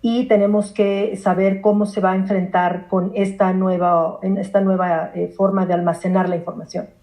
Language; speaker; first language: Spanish; non-native, fluent; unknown